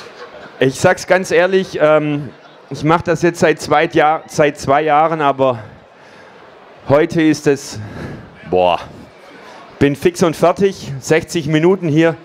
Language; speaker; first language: German; native; German